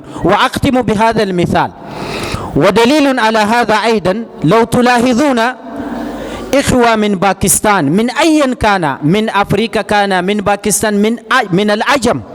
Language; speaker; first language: Arabic; non-native, fluent; Urdu